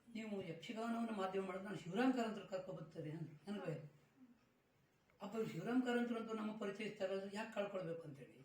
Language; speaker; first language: Kannada; native; Kannada